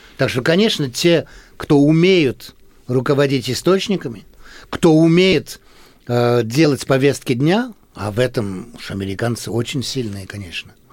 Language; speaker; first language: Russian; early bilingual, heritage; Russian